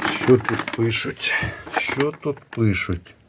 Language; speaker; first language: Ukrainian; non-native, local second language; Russian